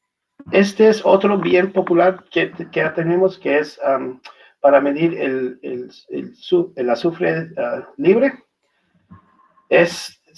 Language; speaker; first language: Spanish; non-native, learner; English